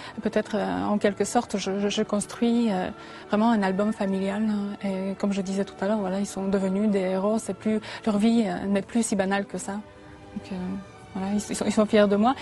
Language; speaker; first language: French; non-native, fluent; Polish